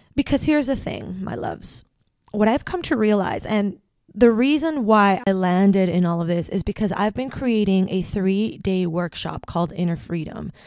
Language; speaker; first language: English; non-native, fluent; Spanish